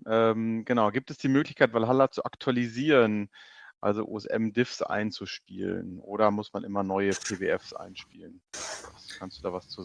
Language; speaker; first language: German; native; German